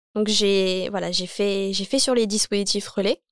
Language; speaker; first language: French; native; French